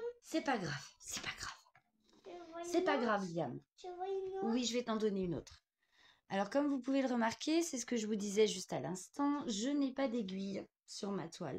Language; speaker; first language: French; native; French